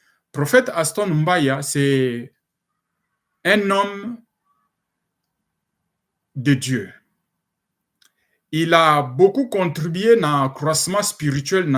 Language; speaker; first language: French; non-native, local second language; Lingala